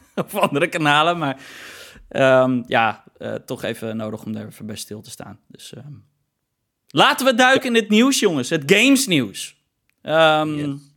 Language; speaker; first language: Dutch; native; Dutch